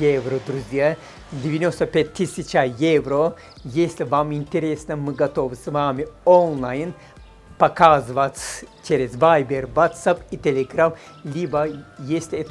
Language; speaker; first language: Russian; non-native, fluent; Turkish